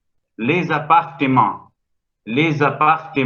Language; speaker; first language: French; non-native, fluent; Spanish